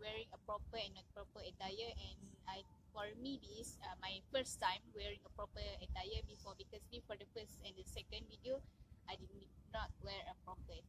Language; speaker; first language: English; non-native, learner; Malay